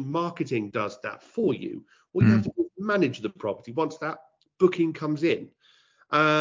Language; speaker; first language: English; native; English